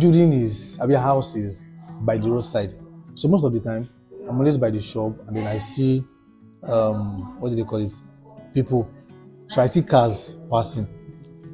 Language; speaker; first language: English; non-native, local second language; Yoruba